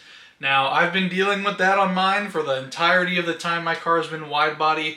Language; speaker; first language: English; native; English